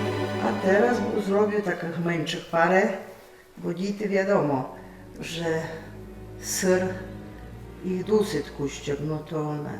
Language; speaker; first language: Polish; non-native, local second language; Rusyn